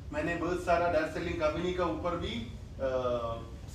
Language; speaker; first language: Hindi; non-native, fluent; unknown